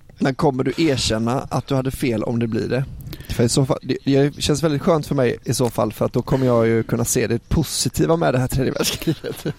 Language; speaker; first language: Swedish; native; Swedish